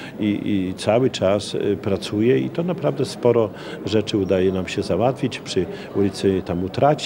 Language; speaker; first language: Polish; native; Polish